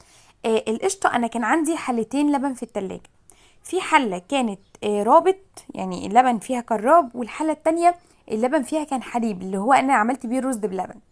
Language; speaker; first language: Arabic; native; Arabic